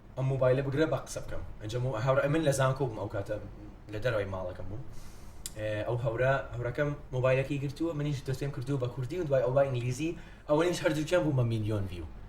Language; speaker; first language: Central Kurdish; non-native, fluent; English